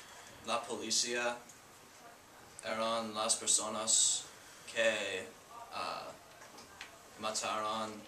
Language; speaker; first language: Spanish; non-native, learner; English